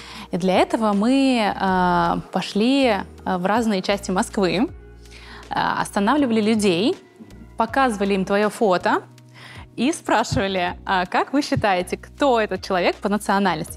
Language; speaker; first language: Russian; native; Russian